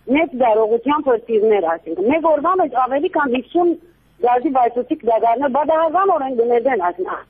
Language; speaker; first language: Armenian; early bilingual, heritage; Armenian